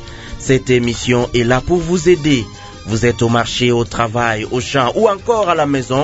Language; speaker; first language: French; non-native, local second language; Lingala